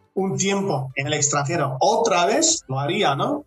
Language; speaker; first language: Spanish; non-native, fluent; Dutch